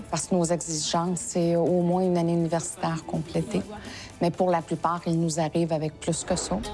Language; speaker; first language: French; native; French